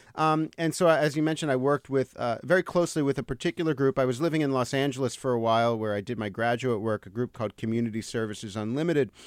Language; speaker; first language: English; native; English